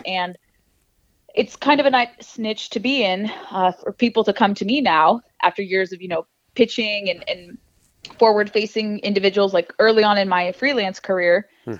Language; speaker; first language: English; native; English